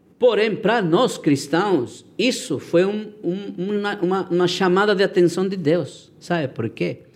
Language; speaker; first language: Portuguese; non-native, fluent; Spanish